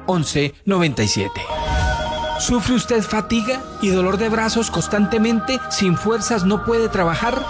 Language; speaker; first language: Spanish; native; Spanish